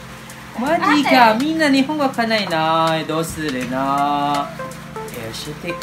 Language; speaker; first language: Japanese; non-native, learner; Filipino